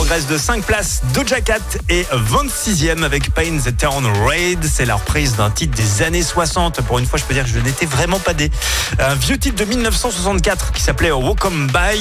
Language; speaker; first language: French; native; French